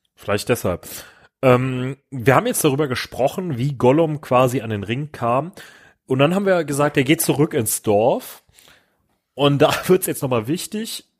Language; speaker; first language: German; native; German